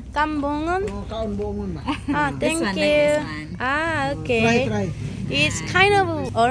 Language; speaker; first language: English; non-native, learner; Korean